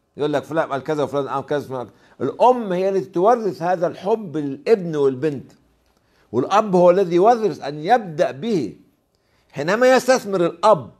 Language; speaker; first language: Arabic; native; Arabic